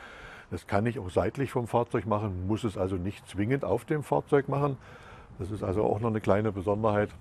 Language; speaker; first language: German; native; German